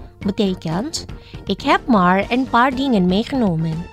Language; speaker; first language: Dutch; non-native, learner; Indonesian